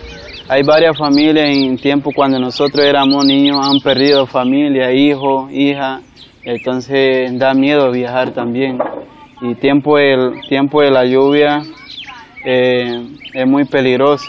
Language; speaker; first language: Spanish; non-native, local second language; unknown